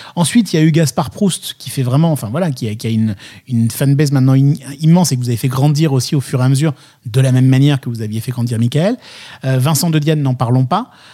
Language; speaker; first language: French; native; French